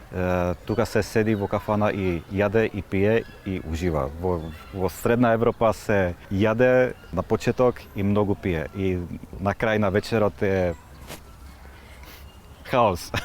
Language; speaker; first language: Macedonian; non-native, fluent; Czech